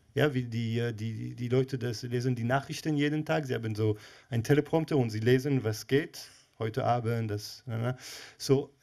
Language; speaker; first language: German; non-native, learner; Hebrew